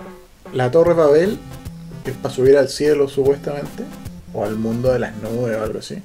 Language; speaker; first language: Spanish; native; Spanish